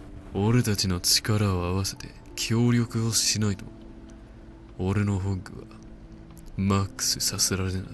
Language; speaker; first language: Japanese; non-native, fluent; English